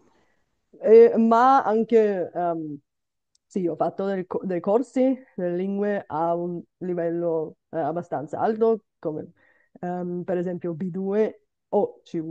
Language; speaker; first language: Italian; non-native, fluent; Bulgarian